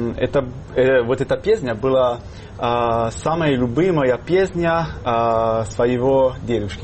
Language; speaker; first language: Russian; non-native, fluent; Italian